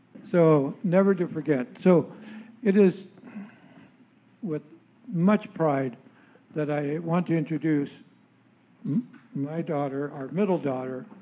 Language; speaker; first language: English; early bilingual, other home language; Spanish